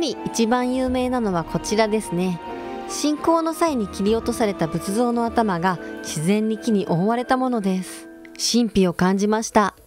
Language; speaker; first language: Japanese; native; Japanese